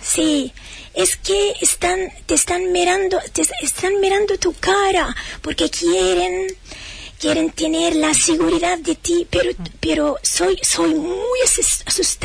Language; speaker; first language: Spanish; non-native, fluent; Arabic